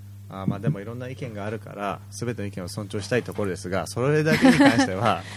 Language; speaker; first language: Japanese; early bilingual, heritage; Japanese